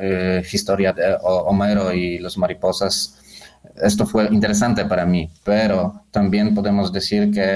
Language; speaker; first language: Spanish; non-native, learner; Polish